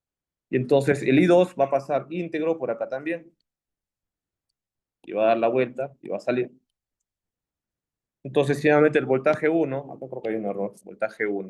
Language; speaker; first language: Spanish; native; Spanish